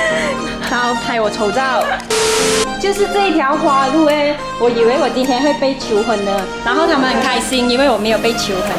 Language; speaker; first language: Chinese; native; Chinese